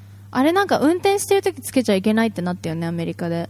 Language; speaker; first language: Japanese; native; Japanese